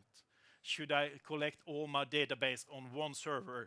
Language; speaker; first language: English; non-native, fluent; Norwegian